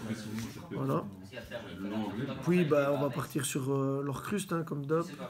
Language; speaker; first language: French; native; French